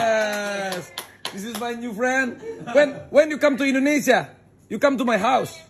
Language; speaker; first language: English; non-native, learner; Indonesian